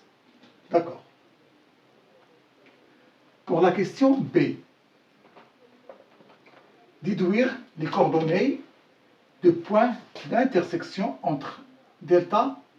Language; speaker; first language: French; non-native, local second language; Arabic